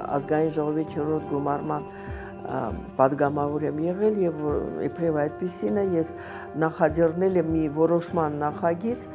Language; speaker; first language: Armenian; native; Armenian